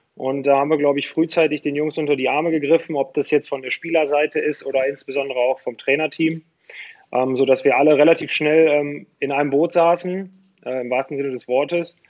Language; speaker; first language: German; native; German